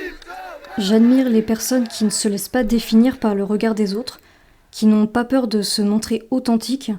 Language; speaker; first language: French; native; French